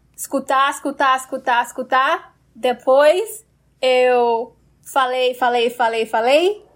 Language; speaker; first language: Portuguese; non-native, fluent; English